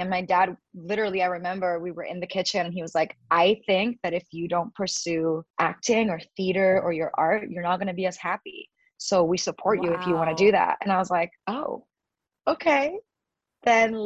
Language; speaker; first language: English; early bilingual, other home language; Spanish